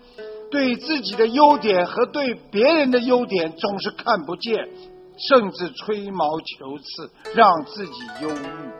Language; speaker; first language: Chinese; native; Chinese